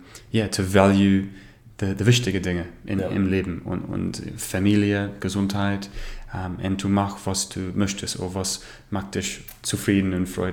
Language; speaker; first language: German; non-native, learner; English